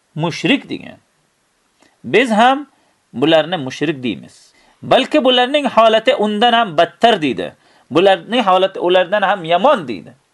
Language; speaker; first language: Uzbek; native; Uzbek